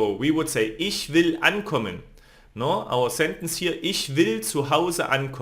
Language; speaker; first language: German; non-native, fluent; Spanish